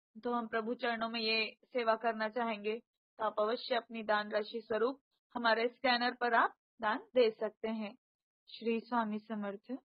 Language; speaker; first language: Hindi; non-native, local second language; Marathi